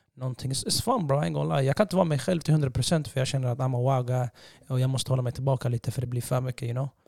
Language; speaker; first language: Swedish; early bilingual, other home language; Somali